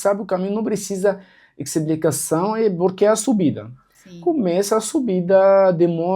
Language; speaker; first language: Portuguese; non-native, local second language; Arabic